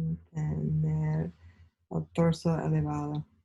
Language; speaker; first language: Spanish; non-native, learner; English